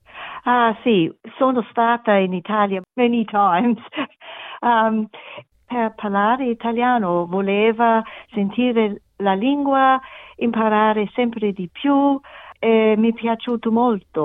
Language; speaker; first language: Italian; non-native, learner; German